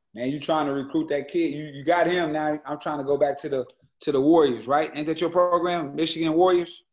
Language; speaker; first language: English; native; English